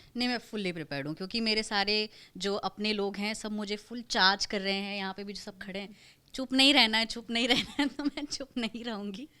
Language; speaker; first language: Hindi; non-native, local second language; Marathi